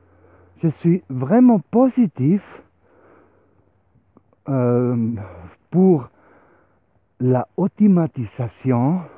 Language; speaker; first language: French; non-native, learner; Swiss German